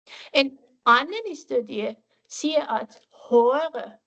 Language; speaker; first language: Danish; non-native, fluent; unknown